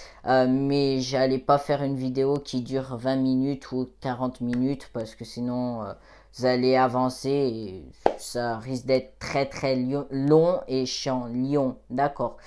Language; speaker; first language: French; native; French